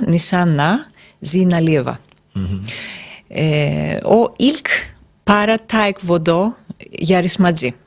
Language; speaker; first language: Turkish; non-native, fluent; Greek